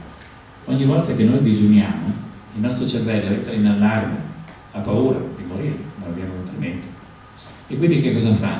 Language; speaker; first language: Italian; native; Italian